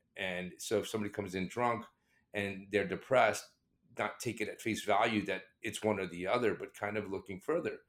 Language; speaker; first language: English; native; English